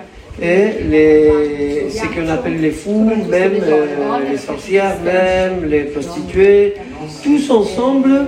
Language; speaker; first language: French; non-native, fluent; Spanish